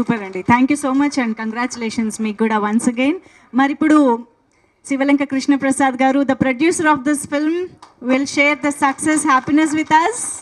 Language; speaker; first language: Telugu; native; Telugu